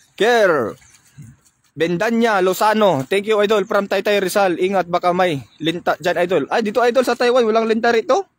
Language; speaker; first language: Filipino; non-native, local second language; Iloko